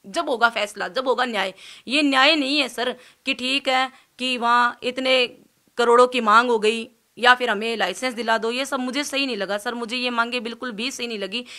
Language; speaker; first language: Hindi; native; Hindi